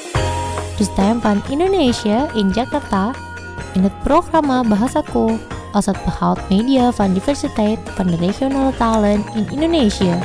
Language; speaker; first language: Dutch; non-native, learner; Indonesian